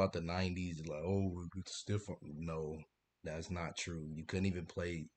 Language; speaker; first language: English; native; English